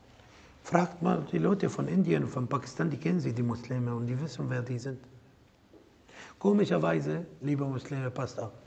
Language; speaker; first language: German; non-native, fluent; Arabic